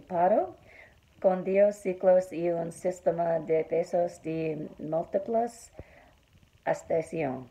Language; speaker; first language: Spanish; non-native, learner; English